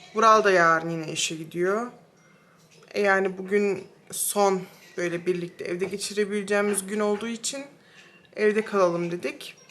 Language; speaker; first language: Turkish; early bilingual, heritage; Turkish